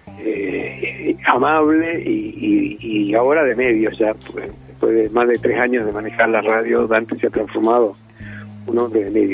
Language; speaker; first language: Spanish; native; Spanish